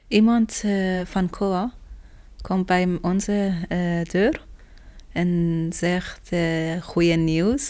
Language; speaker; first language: Dutch; non-native, learner; Persian